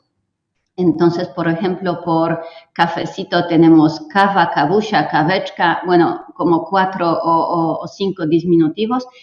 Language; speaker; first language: Spanish; non-native, fluent; Polish